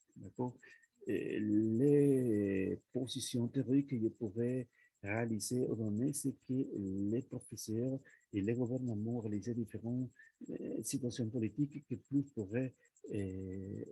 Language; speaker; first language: French; non-native, learner; Spanish